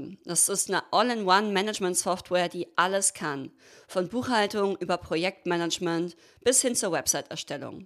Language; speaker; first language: German; native; German